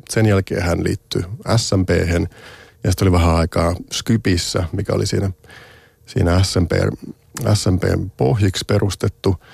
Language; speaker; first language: Finnish; native; Finnish